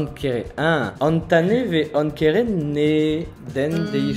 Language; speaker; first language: Turkish; non-native, learner; French